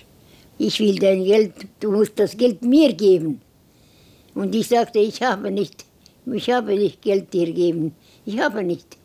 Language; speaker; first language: German; non-native, learner; Estonian